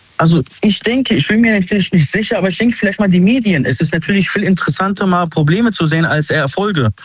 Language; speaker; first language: German; early bilingual, other home language; Arabic